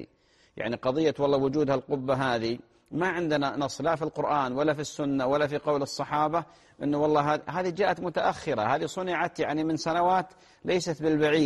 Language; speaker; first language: Arabic; native; Arabic